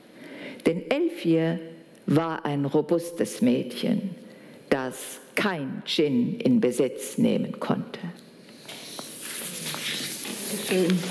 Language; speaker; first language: German; native; German